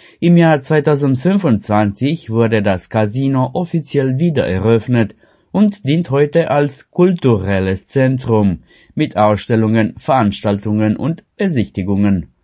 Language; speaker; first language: German; non-native, fluent; Romanian